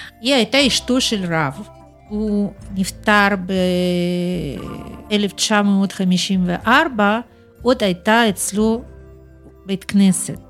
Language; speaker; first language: Hebrew; non-native, fluent; Russian